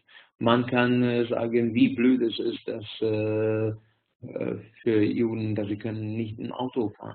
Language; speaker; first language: German; non-native, fluent; Hungarian